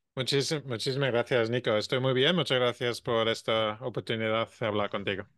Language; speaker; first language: Spanish; non-native, fluent; English